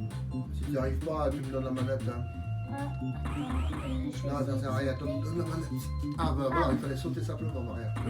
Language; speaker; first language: French; native; French